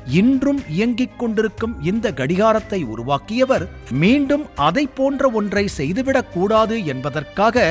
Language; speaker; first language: Tamil; native; Tamil